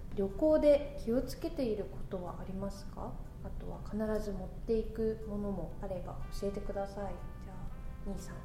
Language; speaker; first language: Japanese; native; Japanese